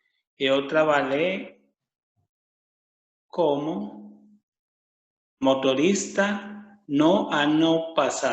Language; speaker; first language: Portuguese; non-native, learner; Spanish